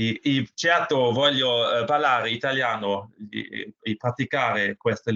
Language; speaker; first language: Italian; non-native, learner; German